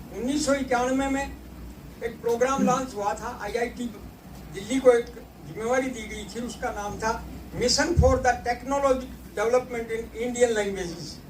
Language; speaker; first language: Hindi; native; Hindi